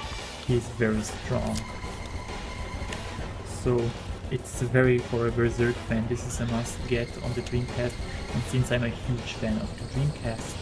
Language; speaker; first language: English; non-native, fluent; German